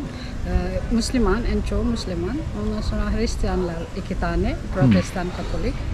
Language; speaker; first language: Turkish; non-native, fluent; Indonesian